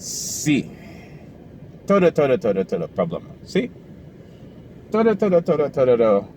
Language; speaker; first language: Spanish; non-native, learner; English